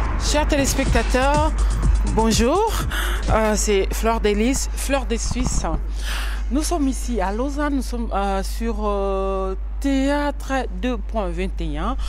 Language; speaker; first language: French; non-native, local second language; Lingala